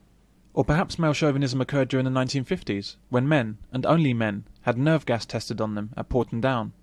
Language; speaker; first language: English; native; English